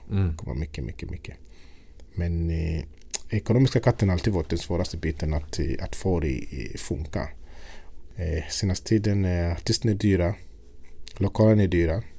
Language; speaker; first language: Swedish; non-native, fluent; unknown